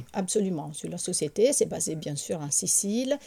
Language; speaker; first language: French; non-native, fluent; Italian